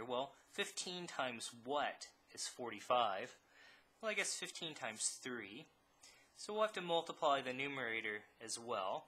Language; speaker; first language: English; native; English